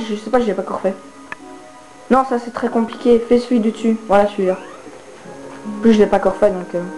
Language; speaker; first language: French; native; French